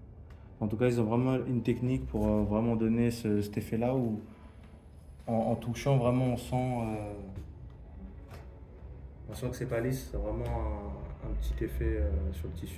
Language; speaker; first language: French; native; French